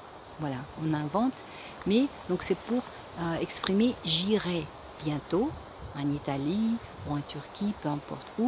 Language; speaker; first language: French; non-native, fluent; Russian